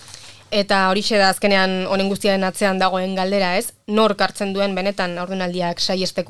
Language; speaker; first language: Basque; native; Basque